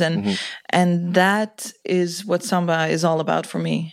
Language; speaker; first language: English; non-native, fluent; Dutch